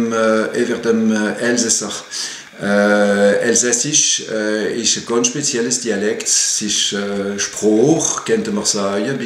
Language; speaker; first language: German; non-native, fluent; French